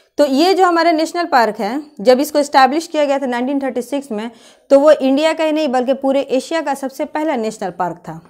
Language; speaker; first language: Hindi; native; Hindi